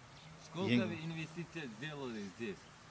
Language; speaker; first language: Russian; non-native, local second language; Uzbek